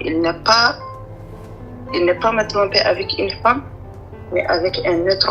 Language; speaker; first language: French; non-native, learner; Arabic